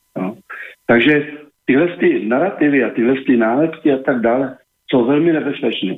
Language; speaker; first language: Czech; native; Czech